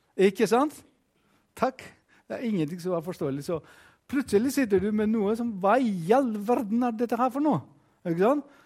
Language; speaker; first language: Norwegian; non-native, fluent; Greek